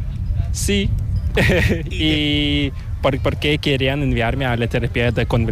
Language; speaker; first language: Spanish; non-native, fluent; Korean